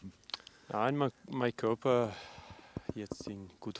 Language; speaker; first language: German; non-native, learner; Russian